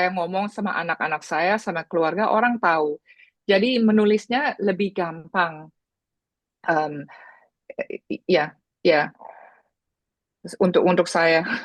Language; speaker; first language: Indonesian; early bilingual, heritage; Indonesian